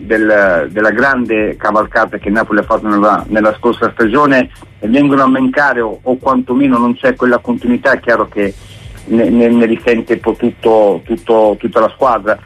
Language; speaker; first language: Italian; native; Italian